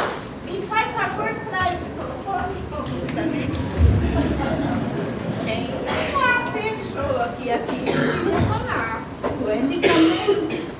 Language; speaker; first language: Portuguese; non-native, local second language; Guarani